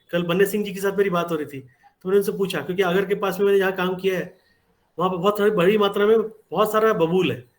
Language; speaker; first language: Hindi; native; Hindi